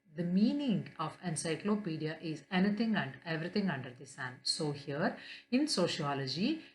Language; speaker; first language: English; non-native, local second language; Kannada